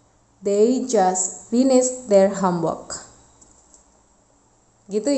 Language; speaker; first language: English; non-native, fluent; Indonesian